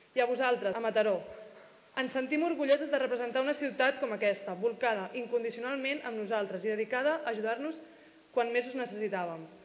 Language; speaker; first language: Catalan; native; Catalan